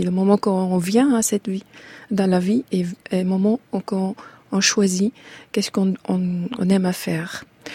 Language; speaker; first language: French; non-native, fluent; Arabic